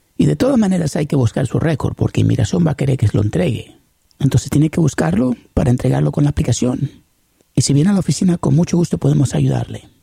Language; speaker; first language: Spanish; early bilingual, heritage; Spanish